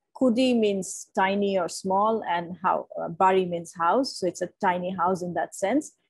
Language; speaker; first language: English; non-native, local second language; Bangla